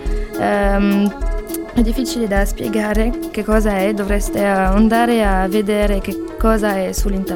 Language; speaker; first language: Italian; non-native, learner; French